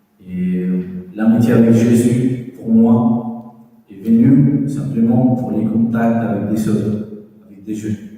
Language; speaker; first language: French; non-native, fluent; Spanish